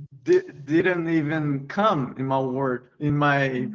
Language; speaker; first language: English; non-native, learner; Portuguese